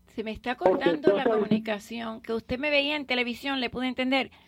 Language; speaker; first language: Spanish; native; Spanish